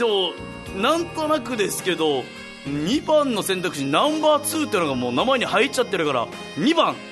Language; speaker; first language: Japanese; native; Japanese